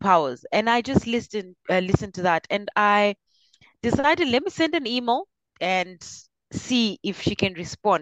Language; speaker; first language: English; non-native, local second language; Shona